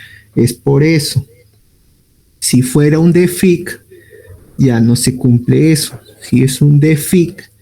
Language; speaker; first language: Spanish; native; Spanish